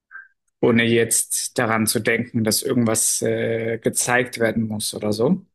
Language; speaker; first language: German; non-native, fluent; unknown